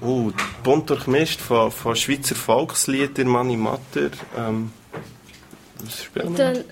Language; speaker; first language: German; native; German